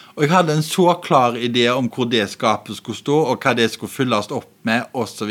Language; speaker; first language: Norwegian; native; Norwegian